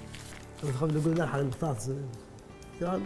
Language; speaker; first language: Arabic; native; Arabic